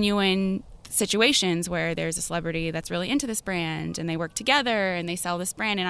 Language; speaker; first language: English; native; English